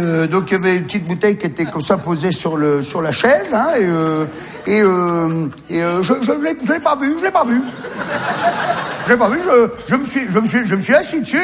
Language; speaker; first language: French; native; French